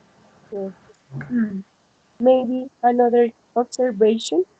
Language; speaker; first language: English; non-native, learner; Spanish